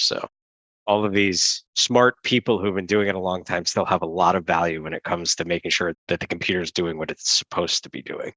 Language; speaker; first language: English; native; English